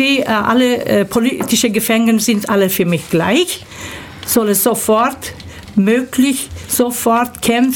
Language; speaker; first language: German; early bilingual, other home language; Turkish